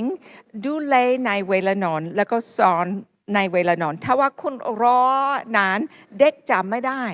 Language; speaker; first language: Thai; non-native, fluent; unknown